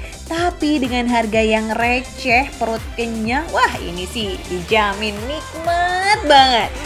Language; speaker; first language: Indonesian; native; Indonesian